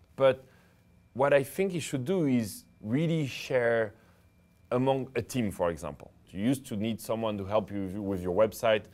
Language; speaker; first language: English; non-native, fluent; French